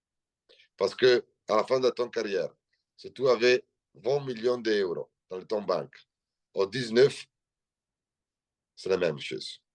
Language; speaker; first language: French; non-native, learner; Italian